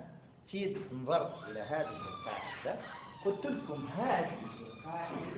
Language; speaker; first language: Arabic; native; Arabic